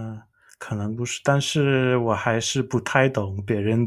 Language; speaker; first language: Chinese; non-native, learner; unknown